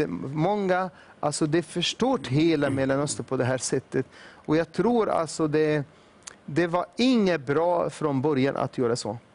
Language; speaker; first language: Swedish; non-native, fluent; Arabic